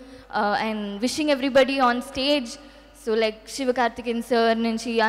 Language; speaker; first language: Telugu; non-native, local second language; Tamil